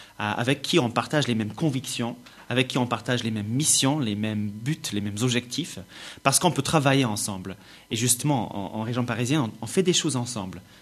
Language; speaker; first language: French; non-native, fluent; English